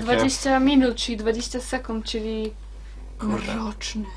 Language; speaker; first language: Polish; native; Polish